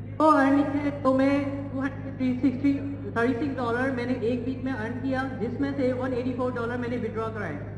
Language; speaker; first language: Urdu; non-native, local second language; Sindhi